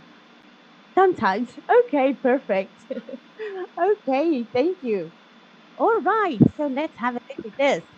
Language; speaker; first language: English; non-native, fluent; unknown